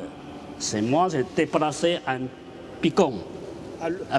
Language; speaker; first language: French; non-native, learner; Chinese